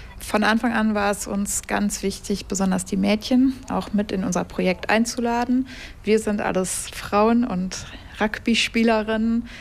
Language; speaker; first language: German; native; German